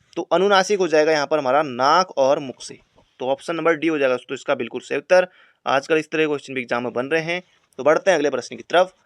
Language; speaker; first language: Hindi; native; Hindi